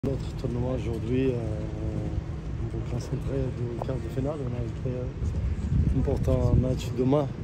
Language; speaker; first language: French; non-native, learner; Arabic